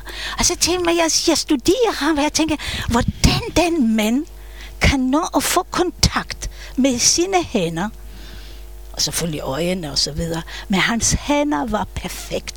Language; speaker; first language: Danish; non-native, fluent; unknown